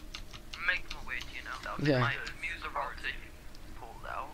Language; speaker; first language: English; native; English